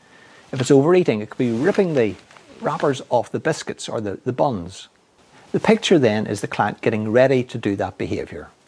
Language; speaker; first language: English; native; English